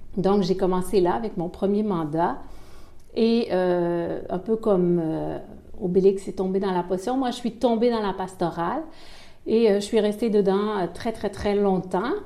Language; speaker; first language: French; native; French